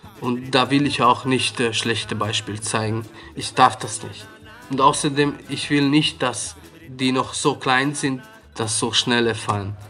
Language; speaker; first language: German; non-native, fluent; Hungarian